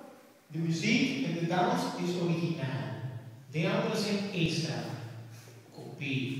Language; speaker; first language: Dutch; non-native, learner; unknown